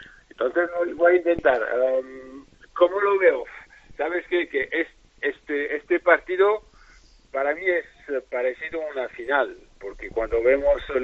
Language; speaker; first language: Spanish; non-native, fluent; French